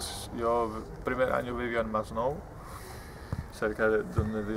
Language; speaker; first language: Spanish; non-native, fluent; Czech